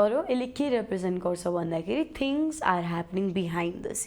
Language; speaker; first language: Nepali; native; Nepali